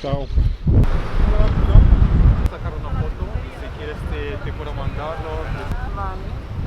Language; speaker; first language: Spanish; non-native, learner; English